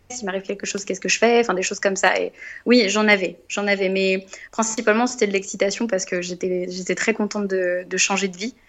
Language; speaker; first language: French; native; French